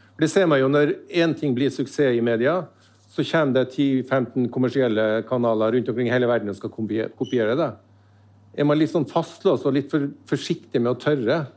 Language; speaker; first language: Norwegian; native; Norwegian